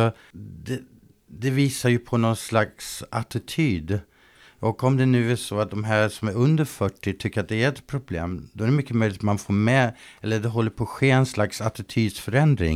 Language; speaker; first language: Swedish; native; Swedish